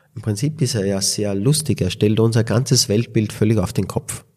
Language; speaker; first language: German; native; German